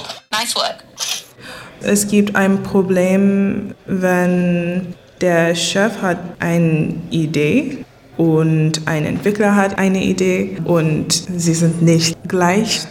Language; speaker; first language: German; non-native, learner; English